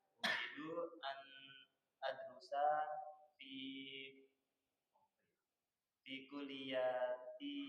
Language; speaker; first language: Arabic; non-native, learner; Indonesian